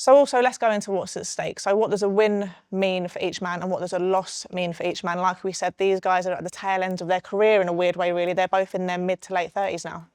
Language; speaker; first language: English; native; English